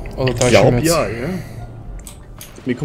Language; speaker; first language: German; native; German